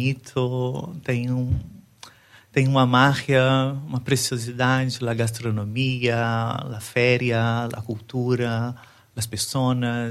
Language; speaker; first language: Spanish; non-native, learner; Portuguese